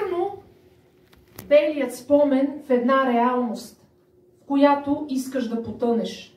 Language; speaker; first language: Bulgarian; native; Bulgarian